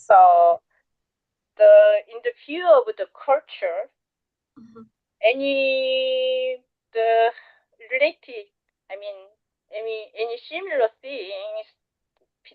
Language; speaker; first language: English; non-native, learner; Korean